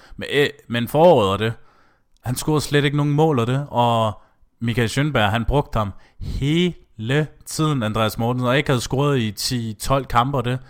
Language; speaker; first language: Danish; native; Danish